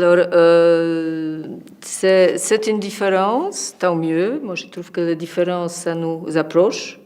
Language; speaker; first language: French; non-native, fluent; Polish